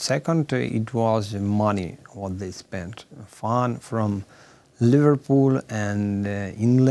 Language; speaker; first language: English; non-native, learner; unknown